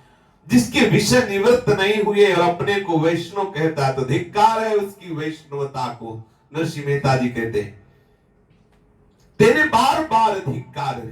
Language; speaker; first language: Hindi; native; Hindi